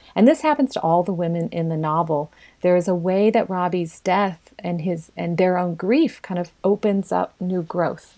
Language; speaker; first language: English; native; English